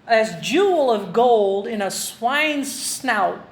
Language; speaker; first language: English; non-native, local second language; Filipino